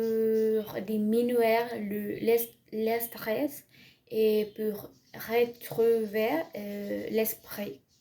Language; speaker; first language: French; non-native, learner; Spanish